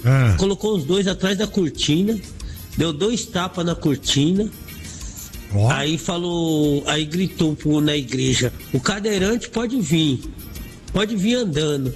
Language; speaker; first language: Portuguese; native; Portuguese